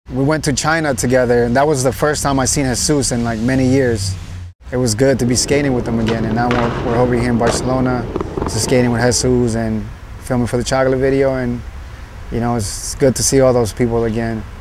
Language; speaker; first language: English; native; English